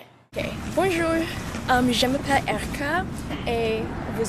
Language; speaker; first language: French; non-native, learner; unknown